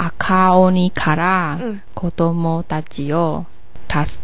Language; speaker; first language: Japanese; non-native, learner; Chinese